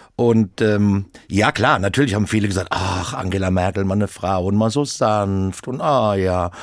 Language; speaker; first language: German; native; German